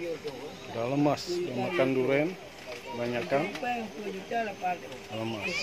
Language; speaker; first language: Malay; non-native, local second language; Achinese